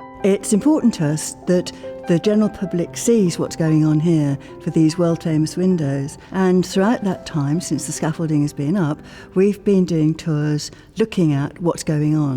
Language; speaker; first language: English; native; English